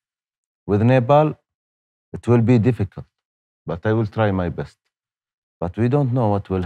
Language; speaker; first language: English; non-native, learner; Arabic